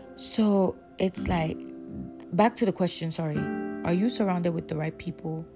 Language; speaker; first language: English; non-native, local second language; Yoruba